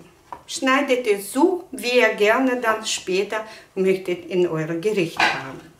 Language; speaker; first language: German; non-native, fluent; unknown